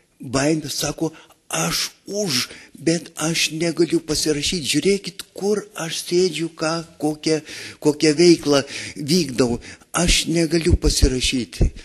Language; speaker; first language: Lithuanian; native; Lithuanian